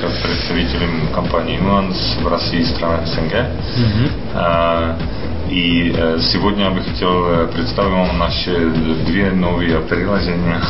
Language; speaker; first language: Russian; non-native, fluent; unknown